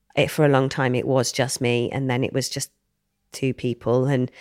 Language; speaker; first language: English; native; English